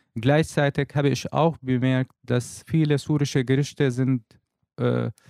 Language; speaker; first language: German; non-native, learner; Arabic